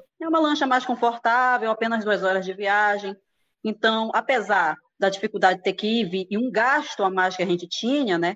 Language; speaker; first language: Portuguese; native; Portuguese